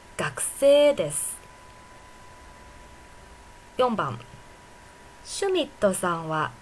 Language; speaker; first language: Japanese; non-native, fluent; Chinese